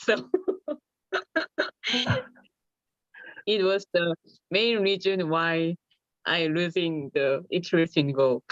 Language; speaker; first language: English; non-native, learner; Korean